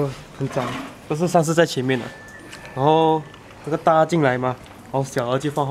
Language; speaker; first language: Chinese; native; Chinese